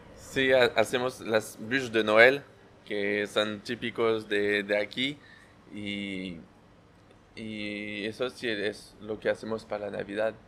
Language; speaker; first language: Spanish; non-native, fluent; French